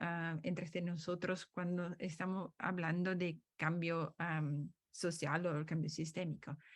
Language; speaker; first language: Spanish; non-native, fluent; Italian